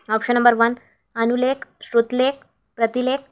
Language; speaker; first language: Hindi; non-native, local second language; Kannada